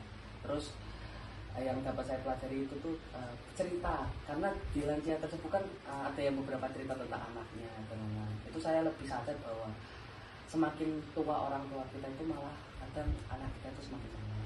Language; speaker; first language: Indonesian; native; Indonesian